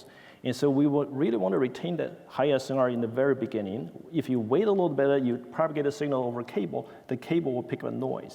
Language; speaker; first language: English; non-native, fluent; Chinese